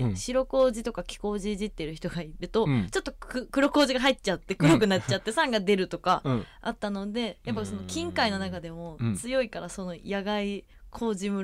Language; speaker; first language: Japanese; native; Japanese